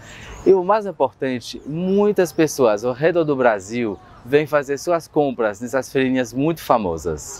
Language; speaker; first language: Portuguese; non-native, fluent; French